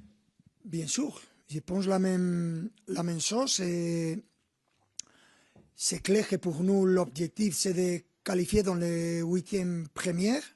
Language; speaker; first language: French; non-native, fluent; Spanish